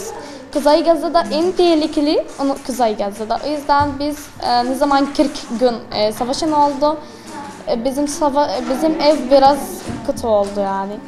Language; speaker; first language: Turkish; non-native, learner; Arabic